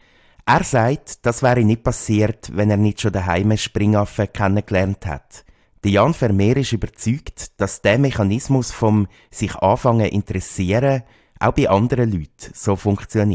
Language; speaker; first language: German; native; German